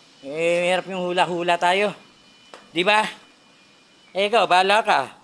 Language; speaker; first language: Filipino; native; Filipino